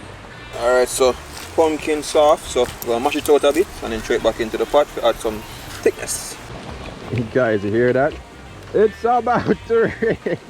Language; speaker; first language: English; native; English